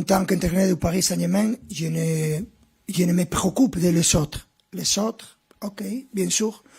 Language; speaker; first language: French; non-native, fluent; Spanish